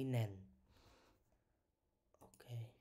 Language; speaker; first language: Finnish; non-native, learner; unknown